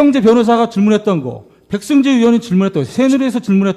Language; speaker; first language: Korean; native; Korean